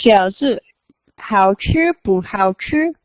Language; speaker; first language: Chinese; non-native, learner; English